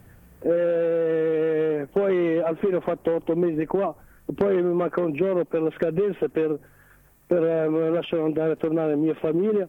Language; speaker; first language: Italian; non-native, learner; Arabic